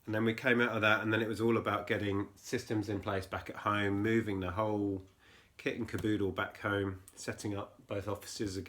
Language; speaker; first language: English; native; English